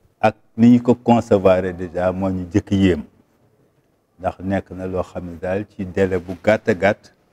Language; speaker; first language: Wolof; native; Wolof